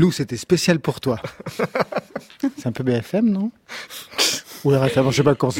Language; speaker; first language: French; native; French